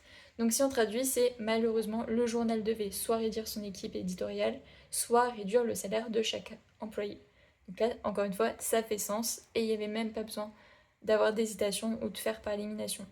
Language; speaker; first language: French; native; French